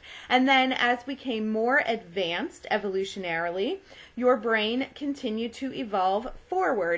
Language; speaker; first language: English; native; English